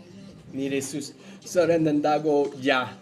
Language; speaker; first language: Basque; non-native, learner; English